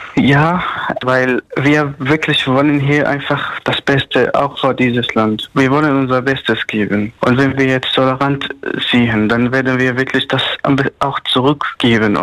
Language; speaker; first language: German; non-native, fluent; Arabic